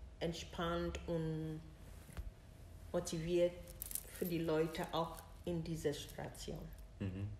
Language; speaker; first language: German; non-native, learner; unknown